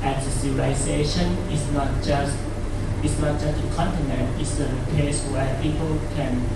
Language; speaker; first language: English; non-native, fluent; Thai